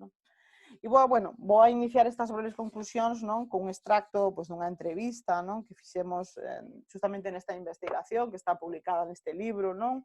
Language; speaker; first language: Galician; non-native, local second language; Spanish